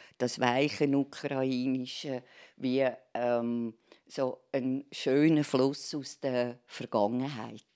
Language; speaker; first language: German; native; German